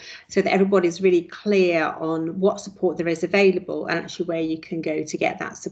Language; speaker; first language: English; native; English